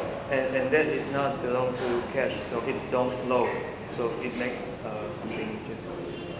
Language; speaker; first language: English; non-native, learner; Chinese